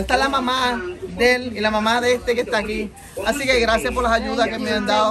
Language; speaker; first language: Spanish; native; Spanish